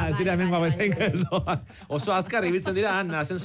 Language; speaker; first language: Basque; native; Basque